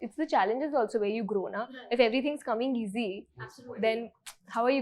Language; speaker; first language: English; non-native, local second language; Hindi